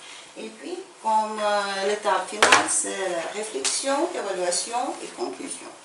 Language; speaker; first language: French; non-native, fluent; Ukrainian